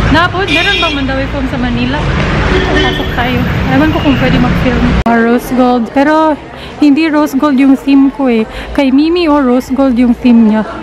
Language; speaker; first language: Filipino; non-native, local second language; Cebuano